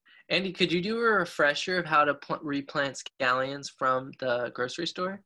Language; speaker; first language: English; native; English